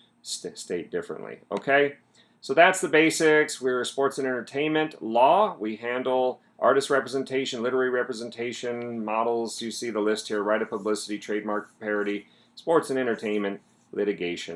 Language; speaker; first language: English; native; English